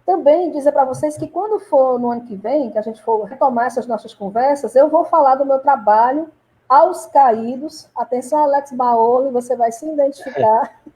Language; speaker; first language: Portuguese; native; Portuguese